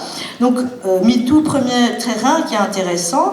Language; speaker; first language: French; native; French